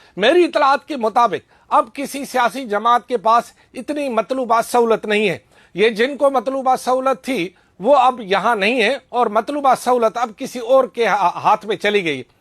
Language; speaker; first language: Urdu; non-native, local second language; Sindhi